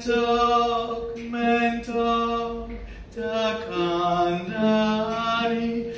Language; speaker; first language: Indonesian; non-native, fluent; French